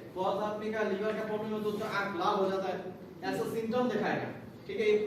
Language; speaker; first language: Hindi; non-native, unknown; Bangla